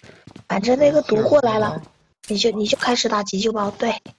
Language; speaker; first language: Chinese; native; Chinese